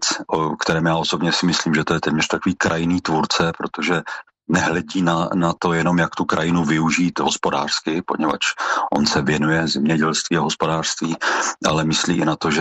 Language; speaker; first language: Czech; native; Czech